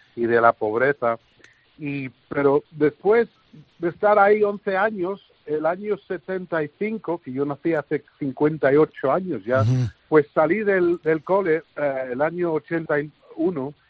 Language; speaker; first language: Spanish; early bilingual, heritage; English